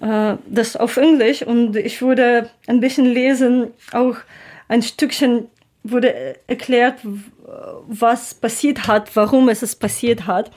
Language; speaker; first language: German; non-native, learner; Ukrainian